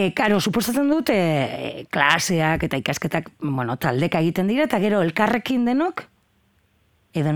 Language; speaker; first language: Basque; native; Basque